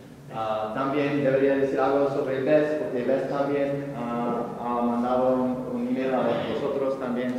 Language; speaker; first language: Spanish; non-native, learner; English